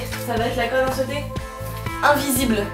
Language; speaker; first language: French; native; French